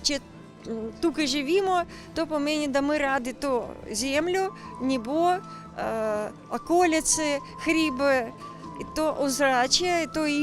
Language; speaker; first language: Slovenian; non-native, learner; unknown